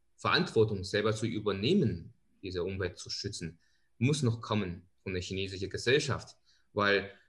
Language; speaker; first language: German; non-native, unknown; Chinese